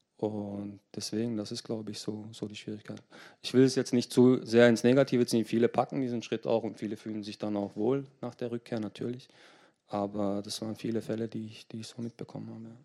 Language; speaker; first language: German; early bilingual, other home language; Turkish